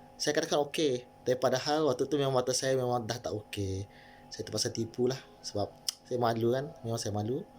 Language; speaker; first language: Malay; native; Malay